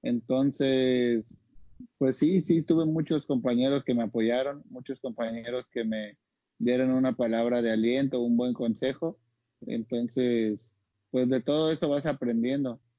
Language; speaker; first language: Spanish; native; Spanish